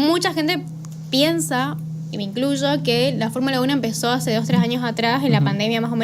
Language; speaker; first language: Spanish; native; Spanish